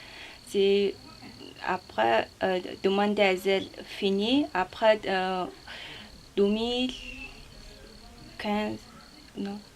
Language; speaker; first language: French; non-native, learner; Mongolian